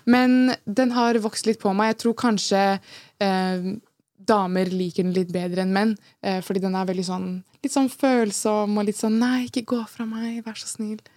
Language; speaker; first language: Norwegian; early bilingual, other home language; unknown